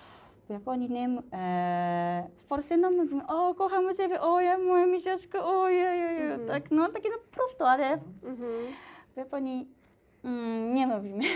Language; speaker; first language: Polish; non-native, learner; Japanese